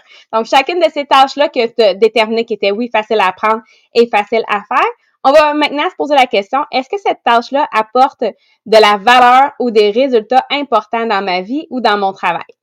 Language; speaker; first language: French; native; French